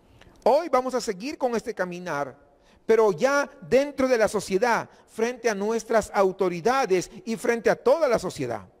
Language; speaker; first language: Spanish; native; Spanish